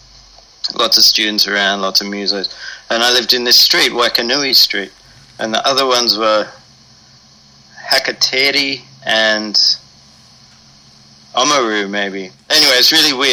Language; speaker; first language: English; native; English